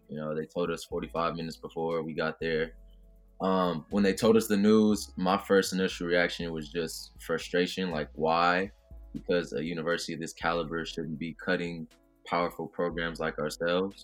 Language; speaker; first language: English; native; English